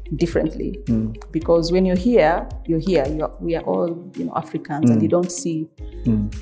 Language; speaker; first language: English; non-native, local second language; Nyankole